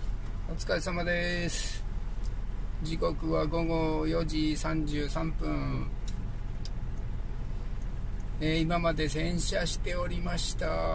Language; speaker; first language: Japanese; native; Japanese